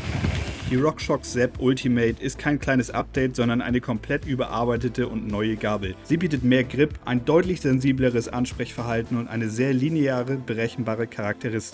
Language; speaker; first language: German; native; German